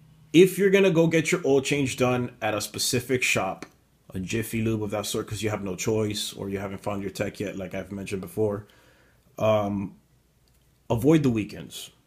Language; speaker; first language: English; native; English